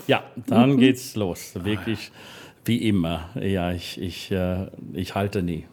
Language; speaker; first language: German; non-native, learner; English